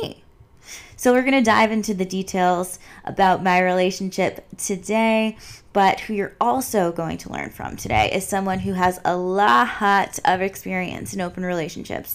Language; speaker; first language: English; native; English